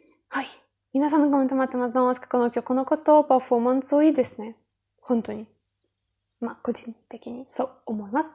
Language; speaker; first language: Japanese; non-native, learner; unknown